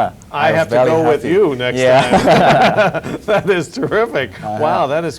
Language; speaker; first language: English; native; English